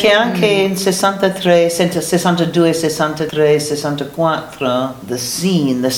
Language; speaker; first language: Italian; non-native, learner; English